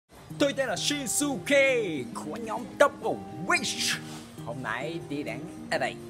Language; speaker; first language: Vietnamese; non-native, learner; Japanese